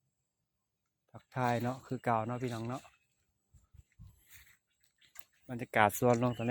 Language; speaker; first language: Thai; non-native, local second language; Northeastern Thai